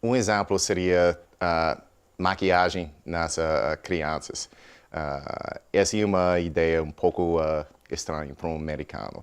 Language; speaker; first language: Portuguese; non-native, fluent; English